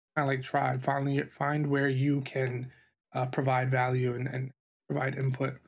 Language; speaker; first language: English; native; English